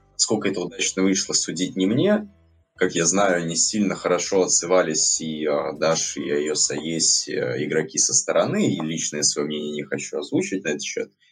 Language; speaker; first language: Russian; native; Russian